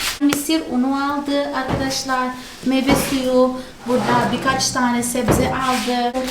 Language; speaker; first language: Turkish; non-native, fluent; Portuguese